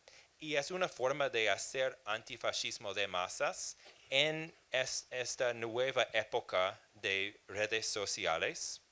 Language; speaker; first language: Spanish; non-native, fluent; English